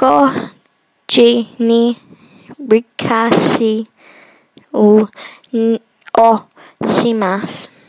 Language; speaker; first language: Japanese; non-native, learner; English